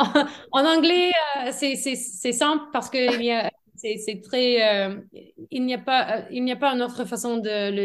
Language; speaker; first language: French; non-native, fluent; English